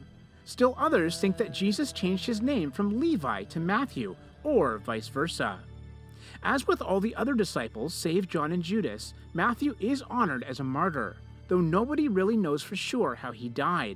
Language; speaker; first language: English; native; English